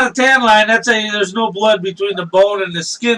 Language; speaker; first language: English; native; English